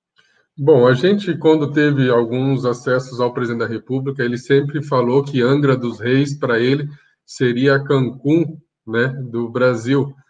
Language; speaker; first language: Portuguese; native; Portuguese